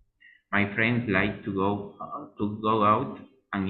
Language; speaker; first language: English; non-native, learner; Spanish